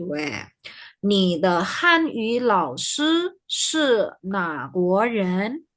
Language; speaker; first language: Chinese; non-native, fluent; Indonesian